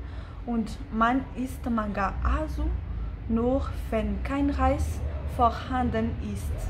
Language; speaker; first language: German; non-native, fluent; Malagasy